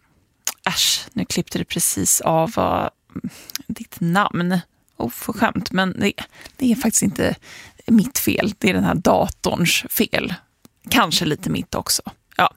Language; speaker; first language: Swedish; native; Swedish